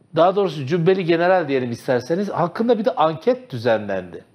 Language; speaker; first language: Turkish; native; Turkish